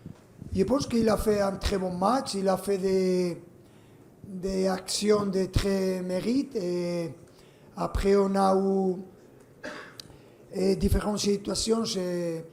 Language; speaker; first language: French; non-native, fluent; Spanish